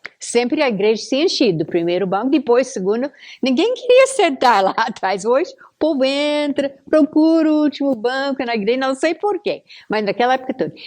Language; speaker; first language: Portuguese; non-native, fluent; English